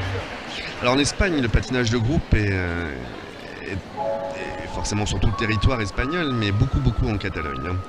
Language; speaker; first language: French; native; French